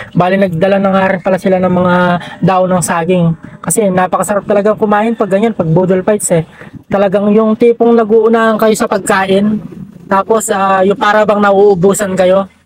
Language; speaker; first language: Filipino; non-native, local second language; Pampanga